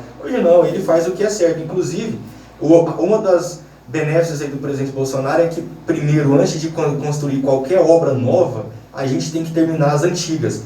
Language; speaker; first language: Portuguese; native; Portuguese